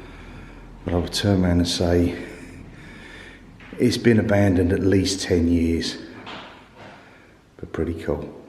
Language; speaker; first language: English; native; English